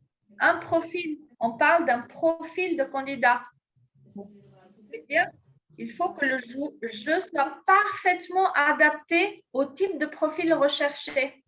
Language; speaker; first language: French; non-native, fluent; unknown